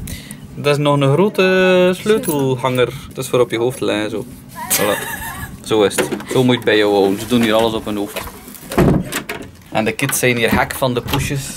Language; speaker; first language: Dutch; native; Dutch